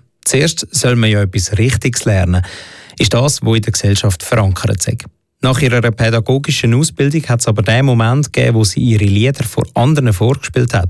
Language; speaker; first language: German; native; German